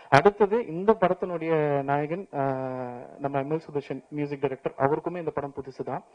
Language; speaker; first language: Tamil; native; Tamil